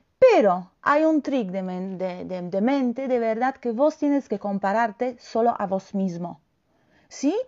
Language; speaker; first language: Spanish; non-native, fluent; Polish